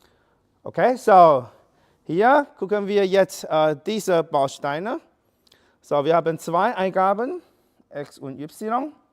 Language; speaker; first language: German; non-native, learner; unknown